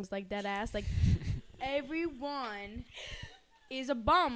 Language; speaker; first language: English; early bilingual, other home language; Greek